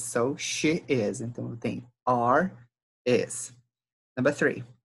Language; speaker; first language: English; non-native, fluent; Portuguese